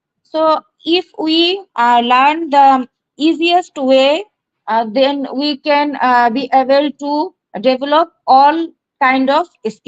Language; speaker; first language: English; non-native, learner; Bangla